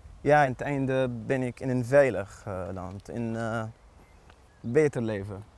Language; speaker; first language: Dutch; non-native, learner; Arabic